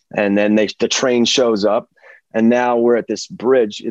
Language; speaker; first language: English; early bilingual, other home language; Czech